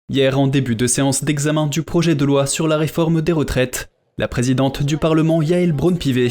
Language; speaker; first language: French; native; French